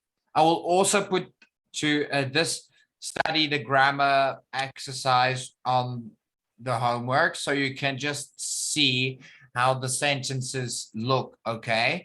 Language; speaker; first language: English; non-native, fluent; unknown